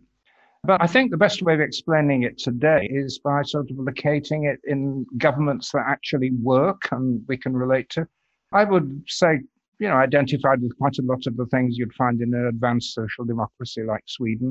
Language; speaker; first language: English; native; English